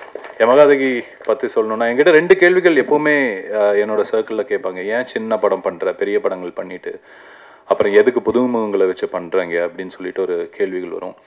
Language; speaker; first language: Tamil; native; Tamil